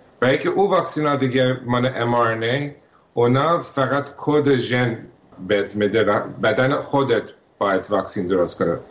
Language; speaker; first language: Persian; early bilingual, heritage; Persian